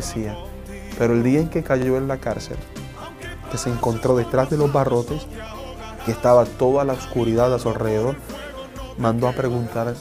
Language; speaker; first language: Spanish; native; Spanish